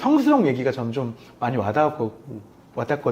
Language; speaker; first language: Korean; native; Korean